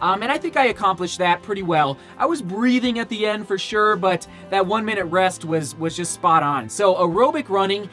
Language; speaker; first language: English; native; English